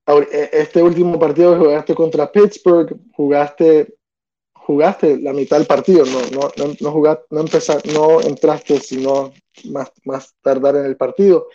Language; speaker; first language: Spanish; early bilingual, other home language; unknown